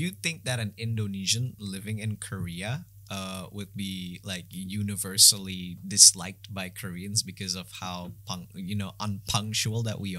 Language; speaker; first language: English; non-native, fluent; Indonesian